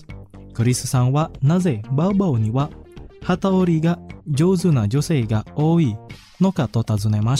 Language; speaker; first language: Japanese; non-native, fluent; Indonesian